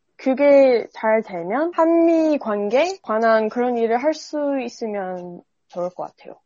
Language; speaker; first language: Korean; non-native, fluent; English